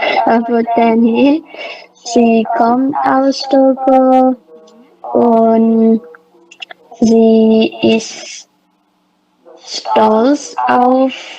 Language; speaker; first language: German; non-native, learner; Indonesian